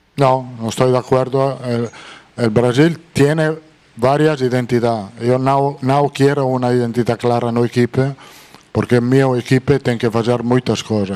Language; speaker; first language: Portuguese; non-native, fluent; Italian